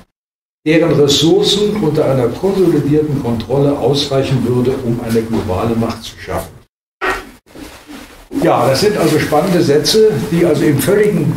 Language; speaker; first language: German; native; German